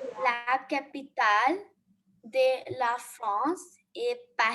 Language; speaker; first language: French; non-native, learner; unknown